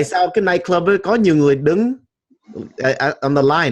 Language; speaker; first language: Vietnamese; non-native, learner; English